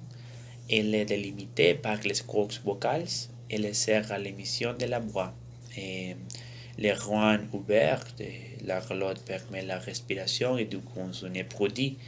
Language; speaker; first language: French; non-native, learner; Spanish